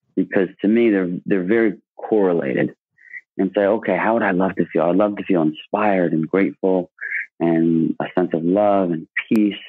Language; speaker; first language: English; native; English